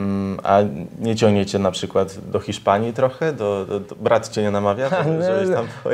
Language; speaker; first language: Polish; native; Polish